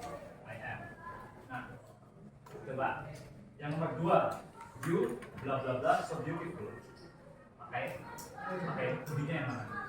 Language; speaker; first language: Indonesian; native; Indonesian